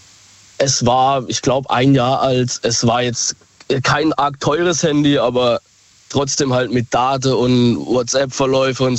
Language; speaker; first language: German; native; German